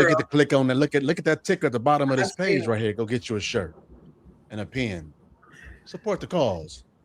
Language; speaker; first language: English; native; English